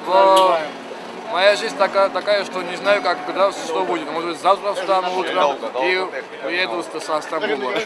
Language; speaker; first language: Russian; non-native, learner; Georgian